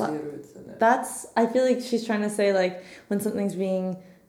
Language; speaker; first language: English; native; English